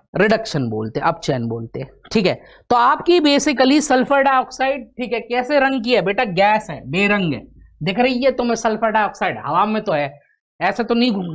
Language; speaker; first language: Hindi; native; Hindi